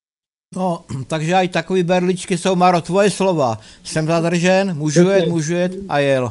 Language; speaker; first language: Czech; native; Czech